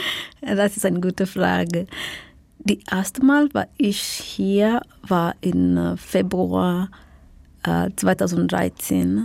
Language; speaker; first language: German; non-native, fluent; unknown